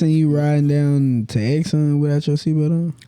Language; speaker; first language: English; native; English